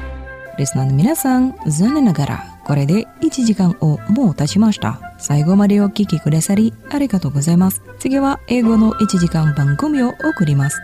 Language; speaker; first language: Japanese; non-native, fluent; Indonesian